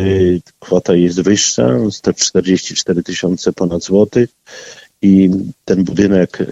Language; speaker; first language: Polish; native; Polish